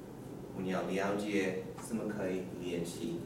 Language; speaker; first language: Chinese; non-native, learner; English